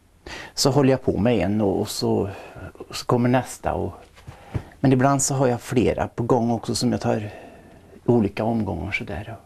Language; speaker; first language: Swedish; native; Swedish